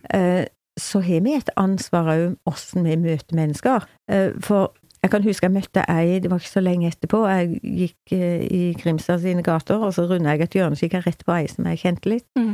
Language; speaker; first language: Norwegian; native; Norwegian